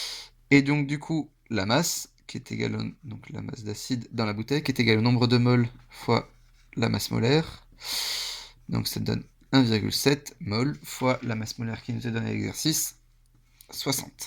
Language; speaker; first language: French; native; French